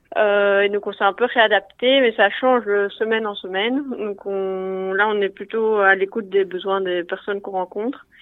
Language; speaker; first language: French; native; French